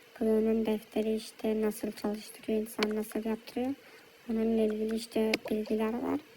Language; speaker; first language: Turkish; early bilingual, heritage; Turkish